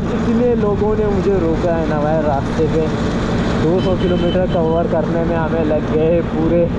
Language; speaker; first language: Hindi; native; Hindi